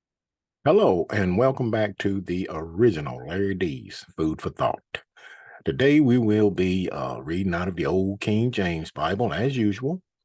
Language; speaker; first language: English; native; English